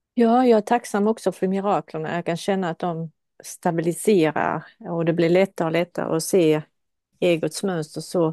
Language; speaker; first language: Swedish; non-native, fluent; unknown